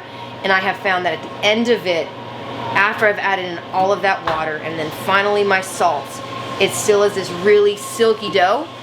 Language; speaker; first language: English; native; English